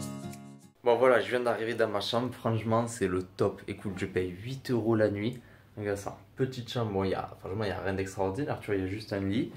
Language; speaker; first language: French; native; French